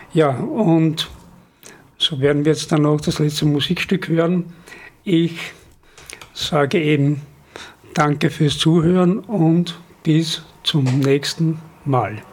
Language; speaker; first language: German; native; German